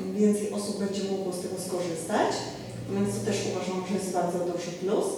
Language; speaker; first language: Polish; native; Polish